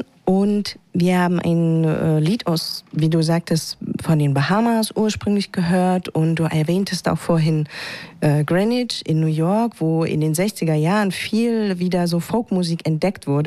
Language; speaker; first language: German; native; German